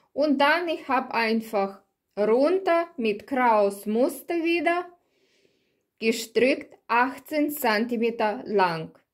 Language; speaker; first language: German; non-native, learner; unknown